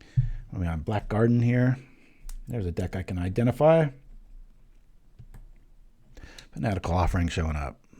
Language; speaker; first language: English; native; English